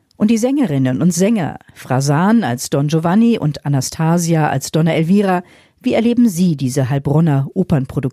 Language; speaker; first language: German; native; German